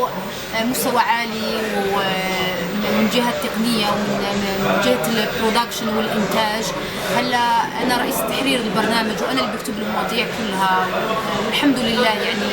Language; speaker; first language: Arabic; native; Arabic